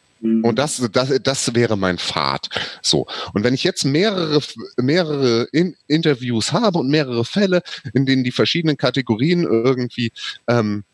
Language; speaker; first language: German; native; German